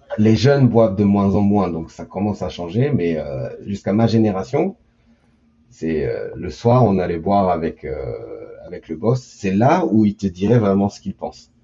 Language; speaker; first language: French; early bilingual, heritage; French